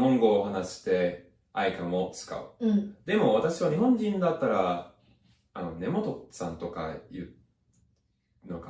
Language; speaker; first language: Japanese; non-native, learner; English